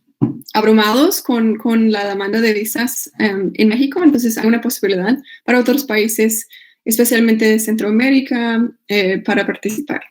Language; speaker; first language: Spanish; non-native, fluent; English